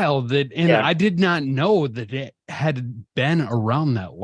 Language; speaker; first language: English; native; English